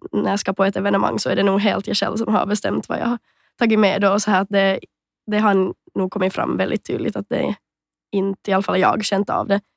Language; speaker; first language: Swedish; native; Swedish